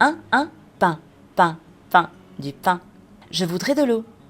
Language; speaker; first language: French; non-native, fluent; Spanish